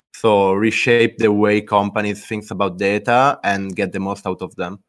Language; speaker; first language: English; non-native, fluent; Italian